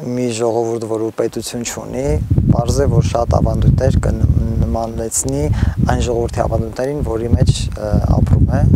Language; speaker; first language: Armenian; non-native, local second language; Assyrian Neo-Aramaic